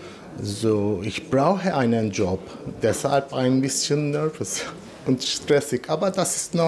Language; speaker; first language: German; non-native, learner; Turkish